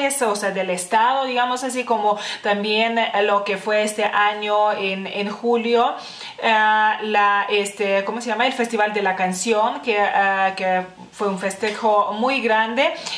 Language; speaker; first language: Spanish; non-native, fluent; Lithuanian